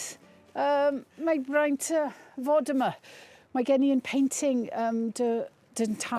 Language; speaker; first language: Welsh; non-native, learner; English